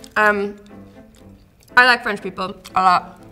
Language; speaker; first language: English; native; English